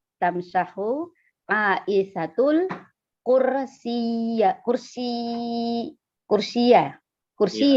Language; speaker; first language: Arabic; non-native, learner; Indonesian